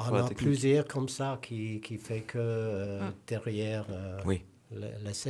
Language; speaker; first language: French; non-native, learner; English